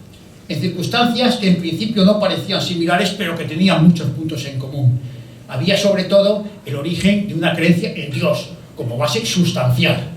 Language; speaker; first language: Spanish; native; Spanish